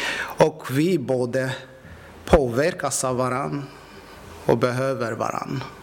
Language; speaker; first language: Swedish; non-native, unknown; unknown